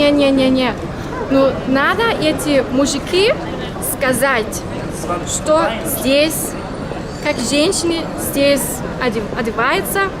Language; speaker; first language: Russian; early bilingual, heritage; German